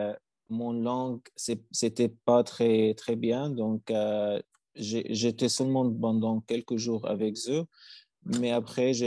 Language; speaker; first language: French; non-native, learner; Arabic